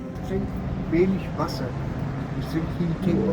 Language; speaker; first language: German; non-native, fluent; Sinhala